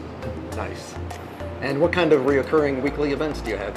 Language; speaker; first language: English; native; English